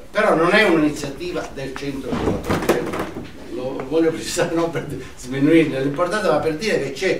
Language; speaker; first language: Italian; native; Italian